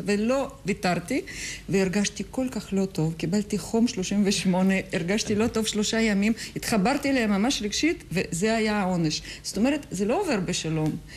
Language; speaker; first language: Hebrew; non-native, fluent; Russian